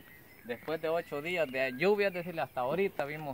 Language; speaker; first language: Spanish; native; Spanish